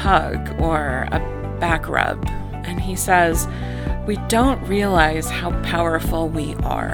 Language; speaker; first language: English; native; English